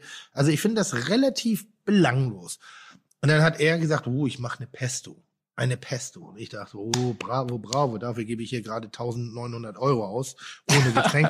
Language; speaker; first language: German; native; German